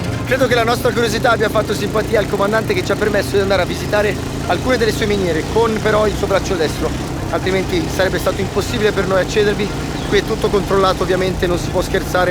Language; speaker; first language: Italian; native; Italian